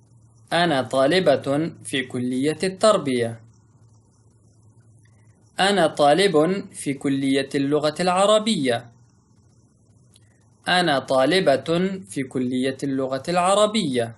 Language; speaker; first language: Arabic; non-native, fluent; Pashto